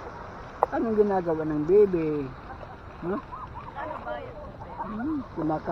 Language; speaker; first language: Filipino; native; Filipino